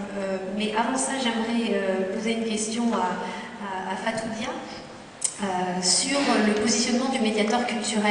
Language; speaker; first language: French; native; French